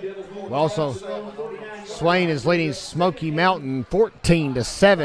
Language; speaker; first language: English; native; English